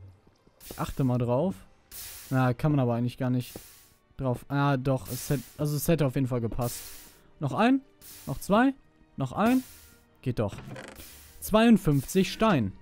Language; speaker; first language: German; native; German